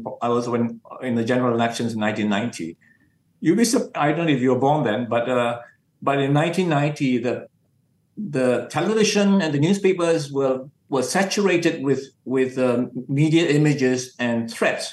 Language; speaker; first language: English; non-native, local second language; Min Nan Chinese